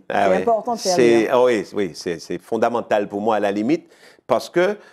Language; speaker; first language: French; native; French